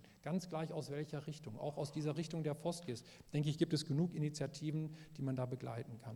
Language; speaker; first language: German; native; German